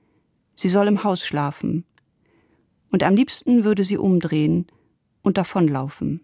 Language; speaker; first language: German; native; German